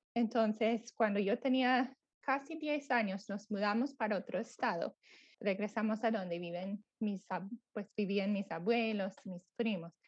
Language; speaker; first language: Spanish; non-native, fluent; English